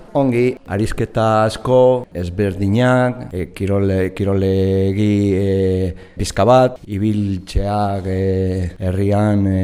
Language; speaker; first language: Basque; non-native, local second language; Spanish